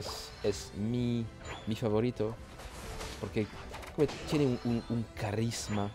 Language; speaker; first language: Spanish; non-native, learner; French